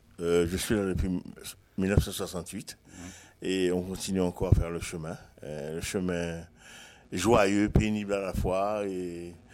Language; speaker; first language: French; non-native, local second language; Haitian Creole